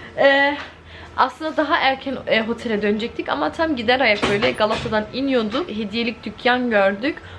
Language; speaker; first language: Turkish; early bilingual, heritage; Turkish